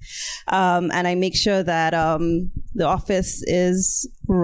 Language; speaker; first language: English; non-native, local second language; Yoruba